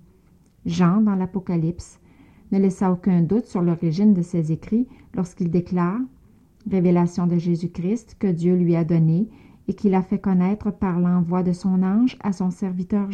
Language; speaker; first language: French; native; French